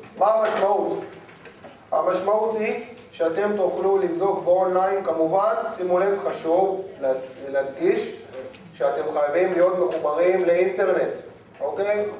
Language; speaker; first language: Hebrew; native; Hebrew